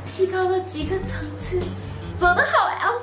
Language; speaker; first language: Chinese; native; Chinese